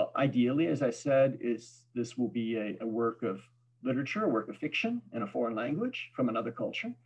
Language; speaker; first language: English; native; English